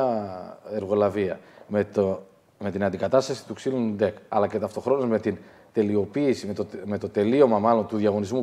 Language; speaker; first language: Greek; native; Greek